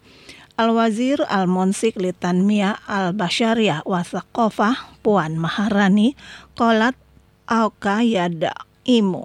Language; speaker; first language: Arabic; non-native, fluent; Indonesian